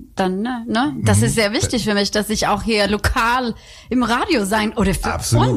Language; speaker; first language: German; non-native, fluent; Swedish